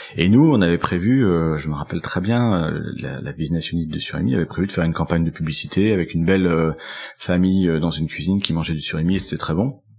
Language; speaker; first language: French; native; French